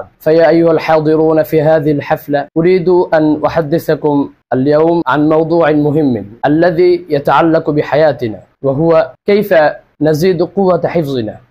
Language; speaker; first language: Arabic; non-native, learner; Bangla